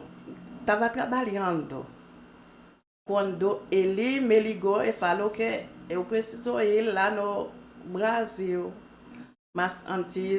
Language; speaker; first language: Portuguese; non-native, learner; Haitian Creole